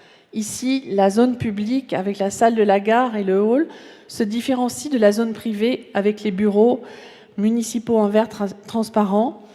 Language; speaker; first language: French; native; French